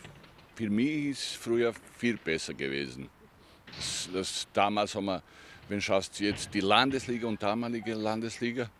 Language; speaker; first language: German; non-native, learner; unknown